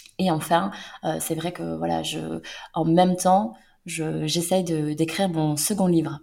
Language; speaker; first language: French; native; French